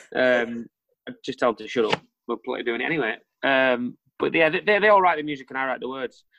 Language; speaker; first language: English; native; English